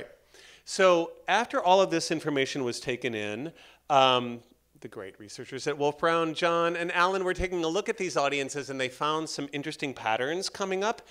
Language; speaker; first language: English; native; English